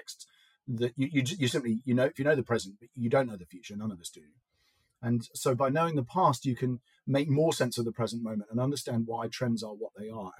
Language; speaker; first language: English; native; English